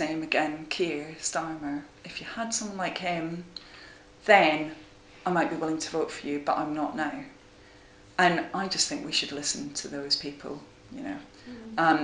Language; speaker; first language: English; native; English